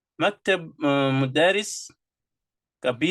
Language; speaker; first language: Arabic; non-native, fluent; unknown